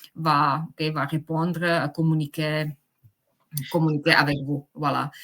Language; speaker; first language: French; non-native, fluent; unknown